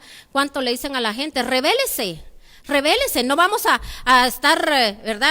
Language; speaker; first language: Spanish; native; Spanish